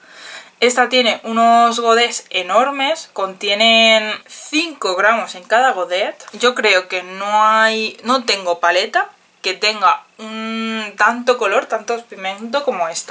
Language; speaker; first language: Spanish; native; Spanish